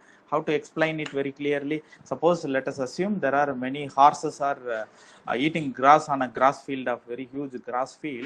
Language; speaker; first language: English; non-native, local second language; Tamil